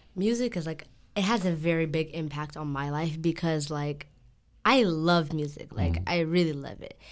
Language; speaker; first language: English; native; English